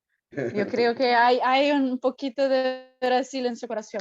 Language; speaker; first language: Spanish; non-native, fluent; Portuguese